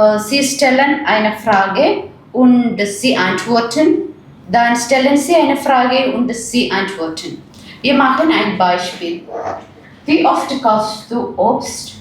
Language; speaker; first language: German; non-native, fluent; Malayalam